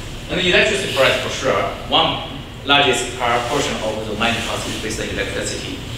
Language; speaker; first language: English; non-native, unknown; Chinese